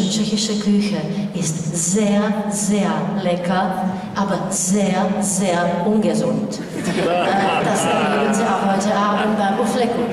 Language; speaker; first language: German; non-native, fluent; Czech